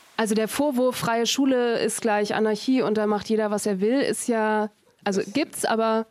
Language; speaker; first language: German; native; German